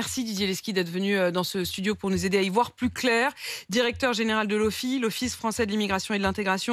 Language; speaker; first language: French; native; French